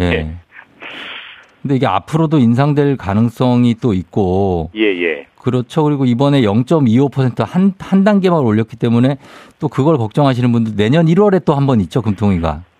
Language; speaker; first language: Korean; native; Korean